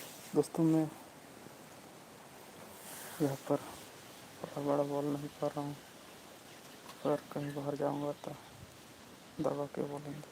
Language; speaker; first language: Hindi; non-native, local second language; Santali